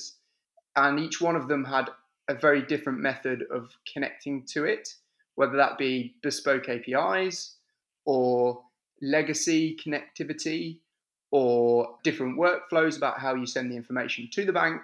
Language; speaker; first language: English; native; English